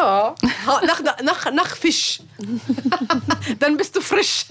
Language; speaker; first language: German; non-native, learner; Arabic